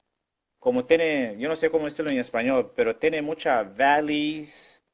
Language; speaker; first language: Spanish; non-native, local second language; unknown